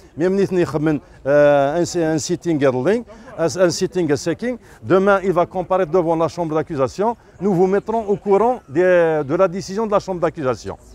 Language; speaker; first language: French; non-native, local second language; Kabyle